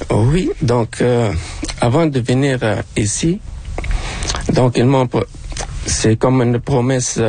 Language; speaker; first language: French; non-native, local second language; Arabic